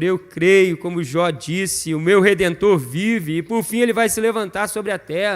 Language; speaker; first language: Portuguese; native; Portuguese